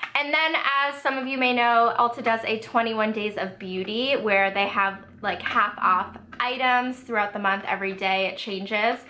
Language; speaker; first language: English; native; English